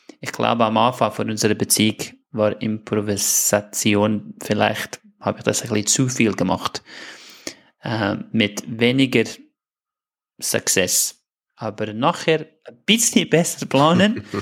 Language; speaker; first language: German; non-native, fluent; English